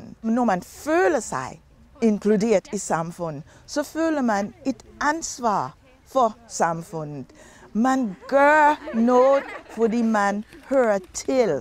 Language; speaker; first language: Danish; non-native, fluent; English